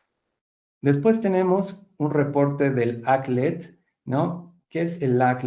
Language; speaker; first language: Spanish; native; Spanish